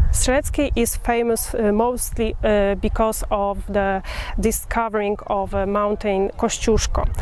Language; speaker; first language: English; non-native, fluent; Polish